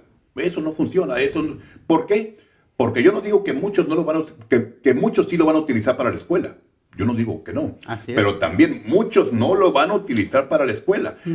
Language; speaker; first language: Spanish; native; Spanish